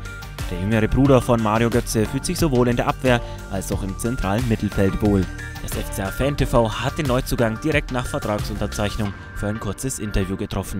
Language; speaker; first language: German; native; German